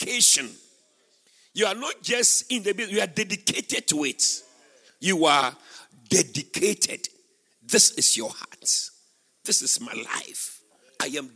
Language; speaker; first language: English; non-native, local second language; Akan